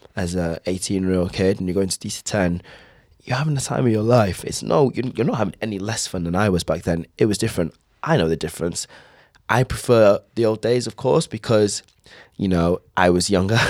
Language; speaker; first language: English; native; English